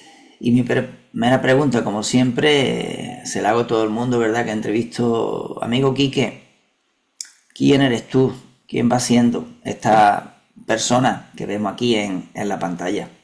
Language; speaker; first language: Spanish; native; Spanish